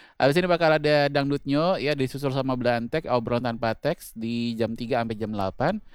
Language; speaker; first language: Indonesian; native; Indonesian